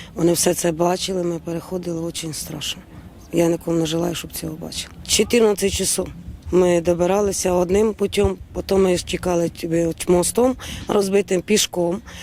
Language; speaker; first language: Ukrainian; non-native, local second language; Russian